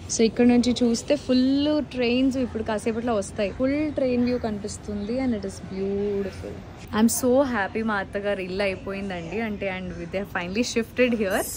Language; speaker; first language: Telugu; non-native, local second language; Hindi